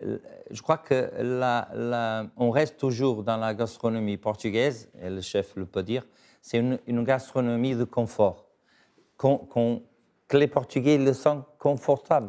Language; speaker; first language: French; non-native, fluent; Portuguese